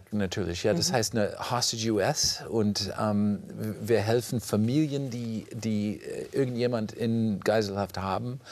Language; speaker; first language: German; non-native, fluent; English